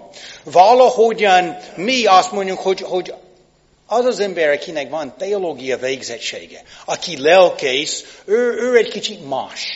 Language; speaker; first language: Hungarian; non-native, fluent; English